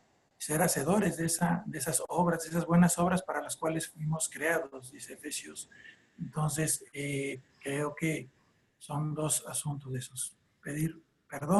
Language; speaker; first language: Spanish; native; Spanish